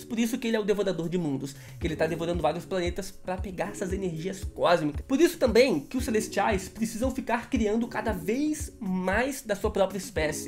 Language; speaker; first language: Portuguese; native; Portuguese